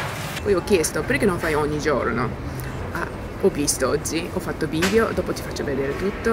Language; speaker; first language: Italian; non-native, learner; Japanese